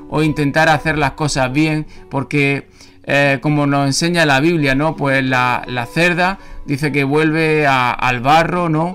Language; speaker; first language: Spanish; native; Spanish